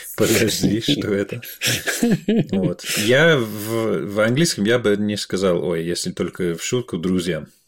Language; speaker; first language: Russian; non-native, fluent; English